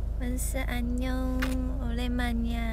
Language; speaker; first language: Korean; non-native, fluent; Chinese